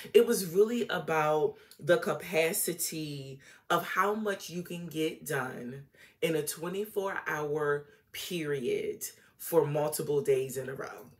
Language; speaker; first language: English; native; English